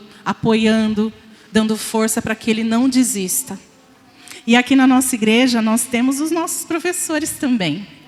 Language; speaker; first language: Portuguese; native; Portuguese